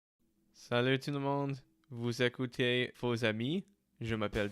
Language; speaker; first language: French; non-native, fluent; English